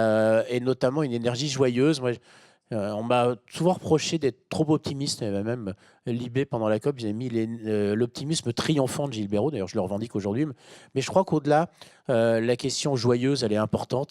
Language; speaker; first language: French; native; French